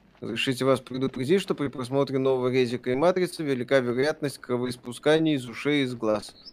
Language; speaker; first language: Russian; native; Russian